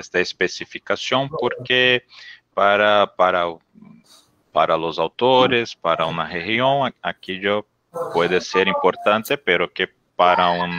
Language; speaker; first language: Spanish; non-native, learner; Portuguese